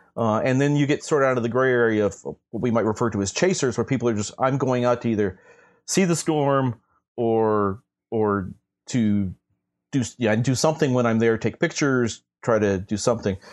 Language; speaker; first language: English; native; English